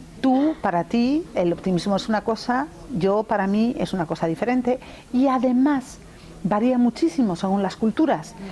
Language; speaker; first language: Spanish; early bilingual, other home language; English